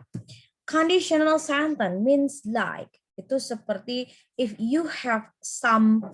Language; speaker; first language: English; non-native, fluent; Indonesian